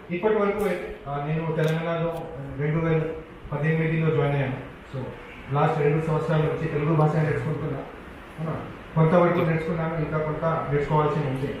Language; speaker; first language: Telugu; non-native, fluent; Hindi